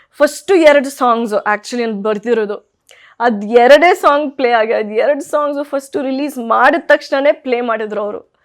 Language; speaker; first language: Kannada; early bilingual, heritage; Kannada